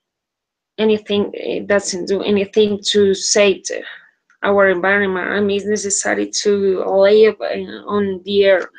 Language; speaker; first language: English; non-native, learner; Spanish